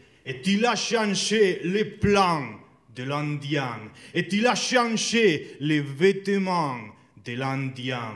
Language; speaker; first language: French; non-native, learner; Spanish